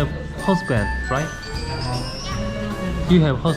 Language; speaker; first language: English; non-native, learner; Korean